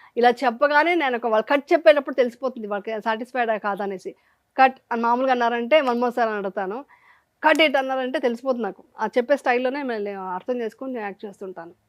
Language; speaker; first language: Telugu; native; Telugu